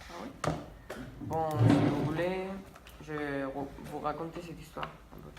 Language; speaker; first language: French; non-native, fluent; Spanish